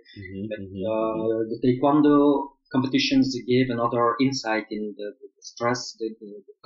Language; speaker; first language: English; non-native, fluent; Dutch